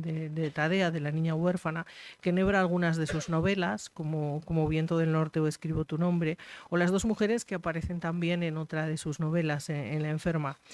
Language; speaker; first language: Spanish; native; Spanish